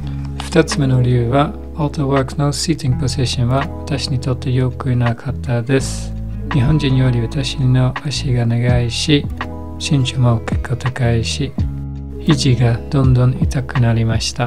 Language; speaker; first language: Japanese; non-native, fluent; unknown